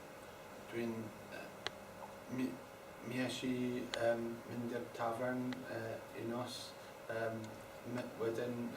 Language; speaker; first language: Welsh; non-native, learner; English